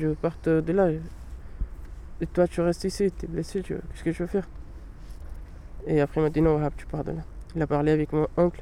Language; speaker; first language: French; non-native, learner; Pashto